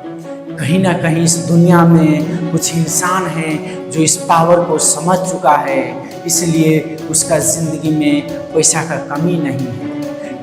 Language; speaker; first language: Hindi; non-native, local second language; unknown